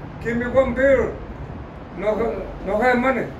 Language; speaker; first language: English; non-native, learner; Spanish